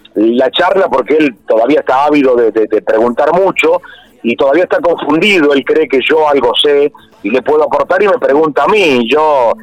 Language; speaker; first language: Spanish; native; Spanish